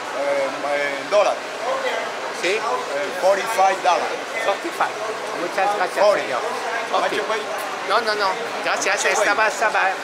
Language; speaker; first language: Spanish; non-native, learner; French